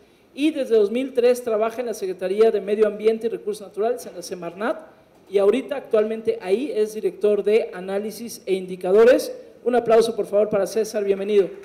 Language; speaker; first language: Spanish; native; Spanish